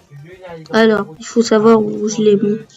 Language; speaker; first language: French; native; French